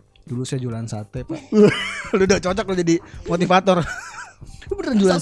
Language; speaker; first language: Indonesian; native; Indonesian